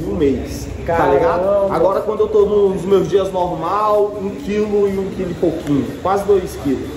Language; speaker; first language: Portuguese; native; Portuguese